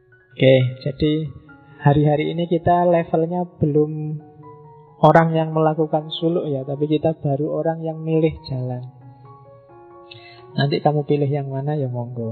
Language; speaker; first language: Indonesian; non-native, local second language; Javanese